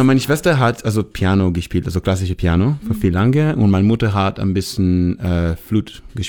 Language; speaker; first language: German; non-native, learner; Hebrew